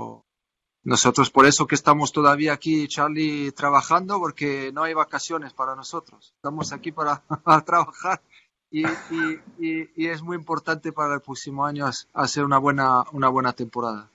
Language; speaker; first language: Spanish; non-native, fluent; French